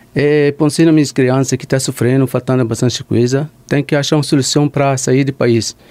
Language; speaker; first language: Portuguese; non-native, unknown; Arabic